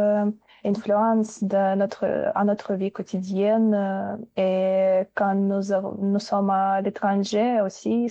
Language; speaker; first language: French; non-native, fluent; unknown